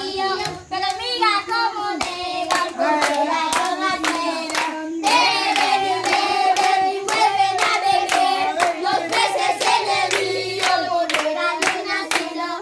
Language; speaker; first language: Spanish; native; Spanish